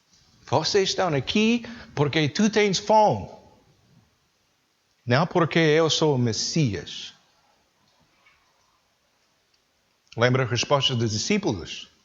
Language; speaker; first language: Portuguese; non-native, learner; English